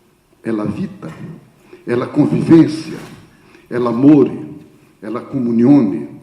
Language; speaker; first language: Italian; non-native, fluent; Portuguese